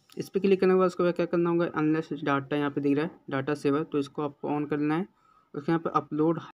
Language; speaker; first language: Hindi; native; Hindi